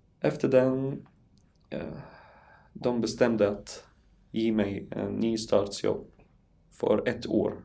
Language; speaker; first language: Swedish; non-native, learner; Arabic